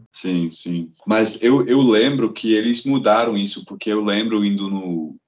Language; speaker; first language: Portuguese; non-native, fluent; English